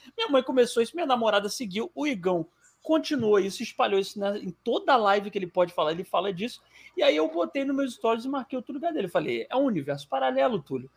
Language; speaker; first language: Portuguese; native; Portuguese